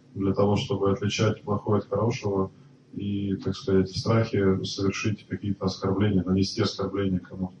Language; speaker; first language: Russian; native; Russian